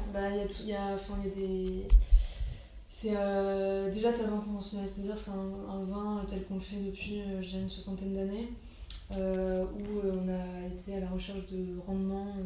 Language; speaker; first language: French; native; French